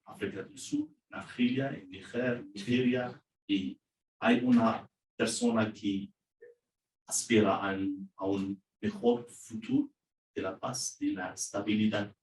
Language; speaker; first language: Spanish; non-native, learner; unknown